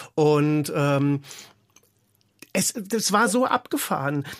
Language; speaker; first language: German; native; German